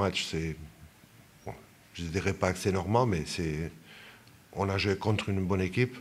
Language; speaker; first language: French; non-native, fluent; Portuguese